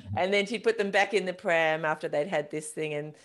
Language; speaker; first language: English; native; English